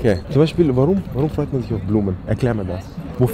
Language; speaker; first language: German; early bilingual, other home language; Persian